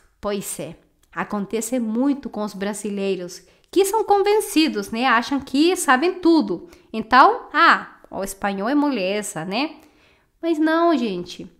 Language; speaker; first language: Portuguese; non-native, fluent; Spanish